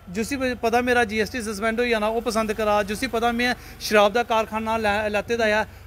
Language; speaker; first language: Punjabi; non-native, local second language; Dogri